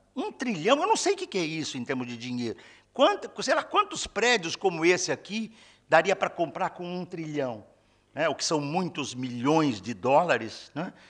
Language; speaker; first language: Portuguese; native; Portuguese